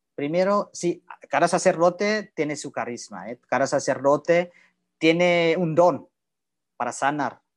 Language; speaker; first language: Spanish; non-native, learner; Indonesian